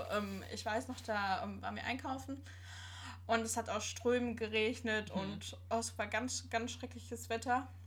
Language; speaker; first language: German; native; German